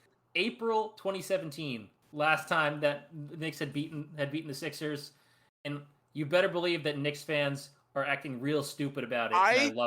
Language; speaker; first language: English; native; English